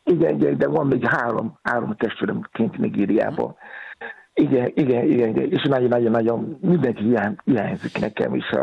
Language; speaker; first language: Hungarian; non-native, learner; Yoruba